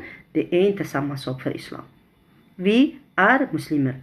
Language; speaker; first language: Swedish; non-native, fluent; Arabic